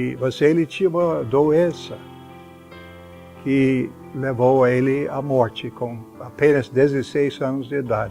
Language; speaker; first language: Portuguese; non-native, fluent; English